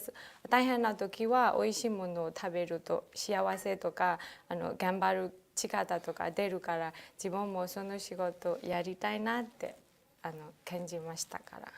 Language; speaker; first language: Japanese; non-native, learner; Burmese